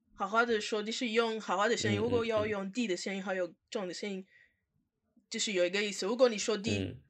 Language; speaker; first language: Chinese; non-native, learner; French